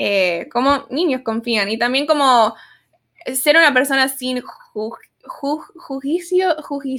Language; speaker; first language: Spanish; early bilingual, other home language; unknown